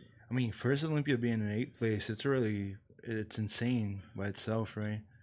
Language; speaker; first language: English; non-native, fluent; Portuguese